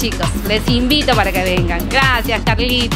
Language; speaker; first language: Spanish; native; Spanish